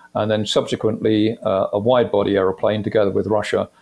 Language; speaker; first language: English; native; English